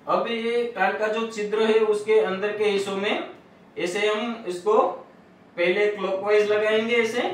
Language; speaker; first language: Hindi; non-native, local second language; Gujarati